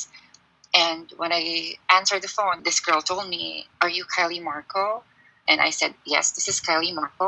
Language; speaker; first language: English; non-native, local second language; Filipino